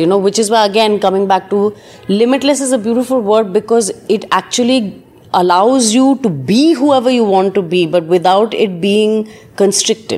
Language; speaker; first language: English; non-native, local second language; Hindi